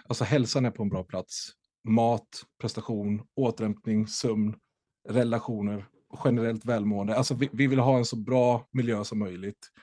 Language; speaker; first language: Swedish; native; Swedish